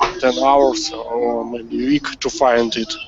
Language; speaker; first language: English; non-native, learner; Russian